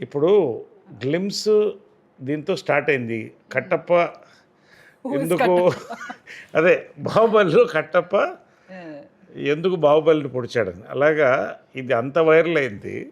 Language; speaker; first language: Telugu; native; Telugu